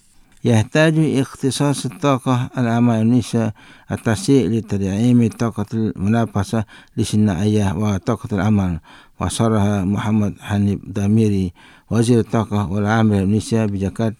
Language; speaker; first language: Arabic; non-native, learner; Indonesian